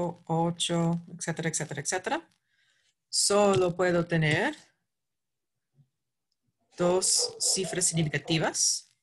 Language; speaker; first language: Spanish; non-native, fluent; English